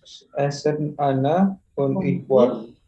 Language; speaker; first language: German; non-native, learner; Indonesian